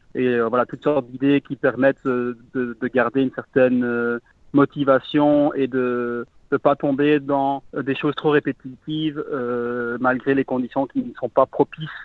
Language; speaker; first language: French; native; French